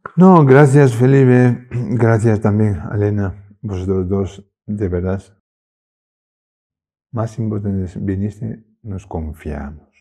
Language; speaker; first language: Spanish; non-native, learner; Tibetan